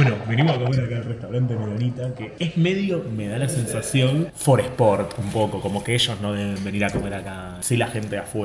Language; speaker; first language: Spanish; native; Spanish